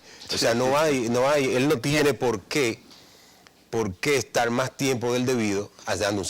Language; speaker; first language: Spanish; native; Spanish